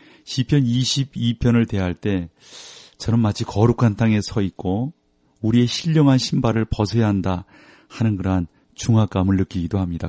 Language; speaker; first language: Korean; native; Korean